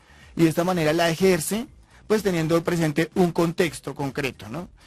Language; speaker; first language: Spanish; native; Spanish